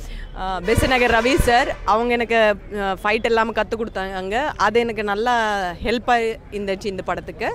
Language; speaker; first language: Tamil; non-native, fluent; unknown